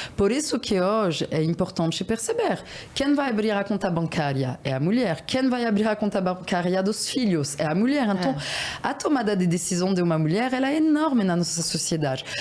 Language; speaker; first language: Portuguese; non-native, fluent; French